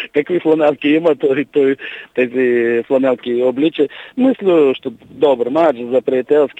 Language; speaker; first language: Bulgarian; non-native, learner; Russian